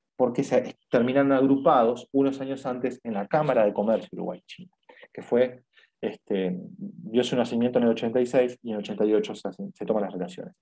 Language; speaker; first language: Spanish; native; Spanish